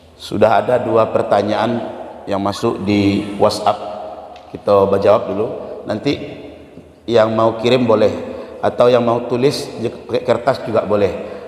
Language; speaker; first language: Malay; non-native, local second language; Minangkabau